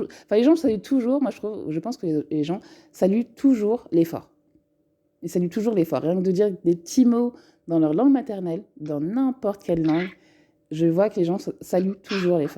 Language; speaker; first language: French; native; French